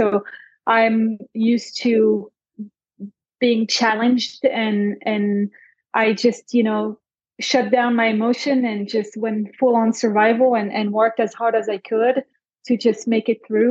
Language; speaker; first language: English; non-native, fluent; French